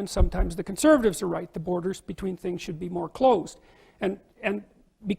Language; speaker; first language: English; native; English